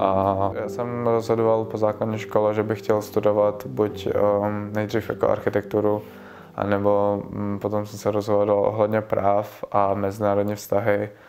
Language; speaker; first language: Czech; early bilingual, other home language; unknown